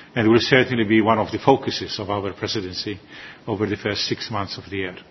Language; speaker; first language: English; non-native, local second language; Maltese